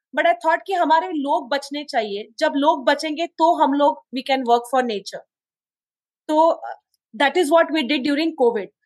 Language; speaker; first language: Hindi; non-native, local second language; Konkani